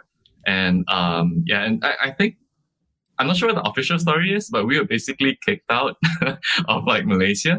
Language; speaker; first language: English; native; English